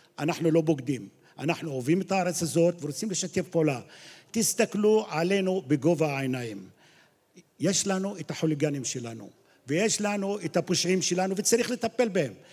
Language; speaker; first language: Hebrew; non-native, local second language; Arabic